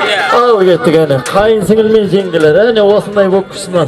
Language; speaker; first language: Kazakh; native; Kazakh